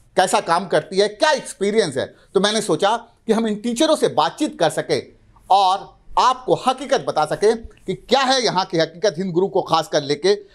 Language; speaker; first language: Hindi; native; Hindi